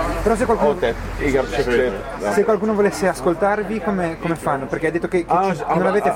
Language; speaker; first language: Italian; native; Italian